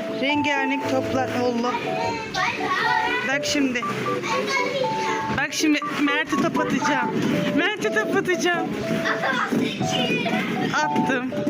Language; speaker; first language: Turkish; native; Turkish